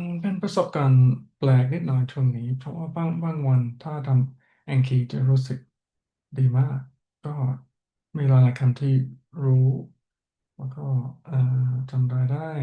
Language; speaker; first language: Thai; non-native, learner; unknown